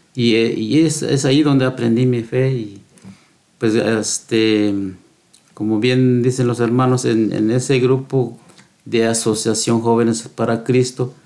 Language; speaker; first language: Spanish; native; Spanish